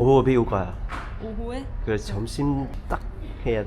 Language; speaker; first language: Korean; non-native, fluent; Vietnamese